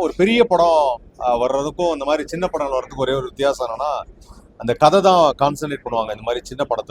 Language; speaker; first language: Tamil; native; Tamil